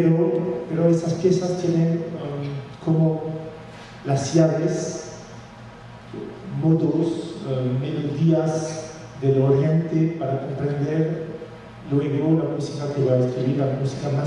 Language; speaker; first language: Spanish; non-native, fluent; French